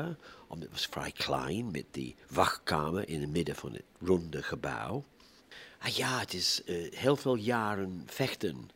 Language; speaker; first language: Dutch; non-native, fluent; English